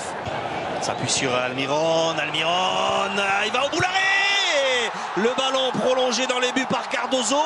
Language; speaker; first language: French; native; French